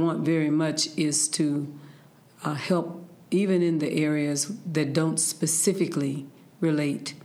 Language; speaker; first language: English; native; English